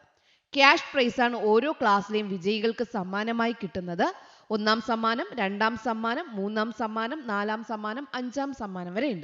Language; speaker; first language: Malayalam; native; Malayalam